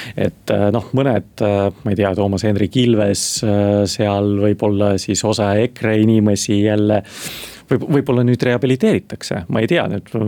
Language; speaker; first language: Estonian; non-native, local second language; Russian